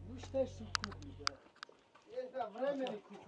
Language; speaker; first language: Russian; non-native, local second language; Tajik